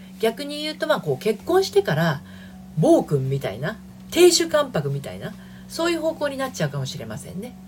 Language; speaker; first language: Japanese; native; Japanese